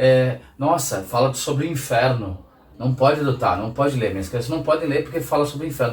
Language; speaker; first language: Portuguese; native; Portuguese